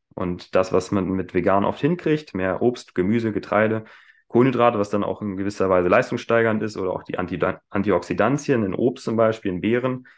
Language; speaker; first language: German; native; German